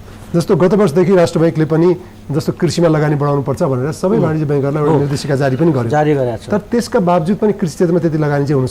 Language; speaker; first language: Nepali; native; Nepali